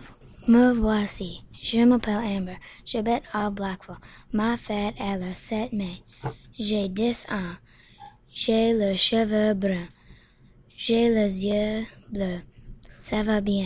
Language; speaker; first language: French; non-native, learner; English